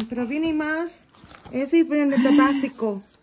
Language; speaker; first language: Spanish; non-native, learner; English